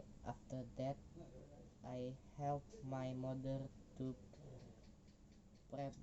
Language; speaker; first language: English; non-native, learner; Indonesian